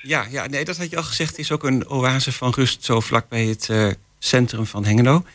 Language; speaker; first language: Dutch; native; Dutch